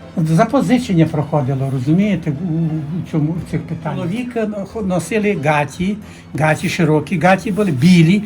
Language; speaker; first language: Ukrainian; native; Ukrainian